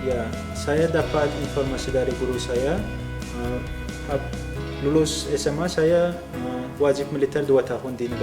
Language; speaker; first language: Indonesian; non-native, fluent; Turkmen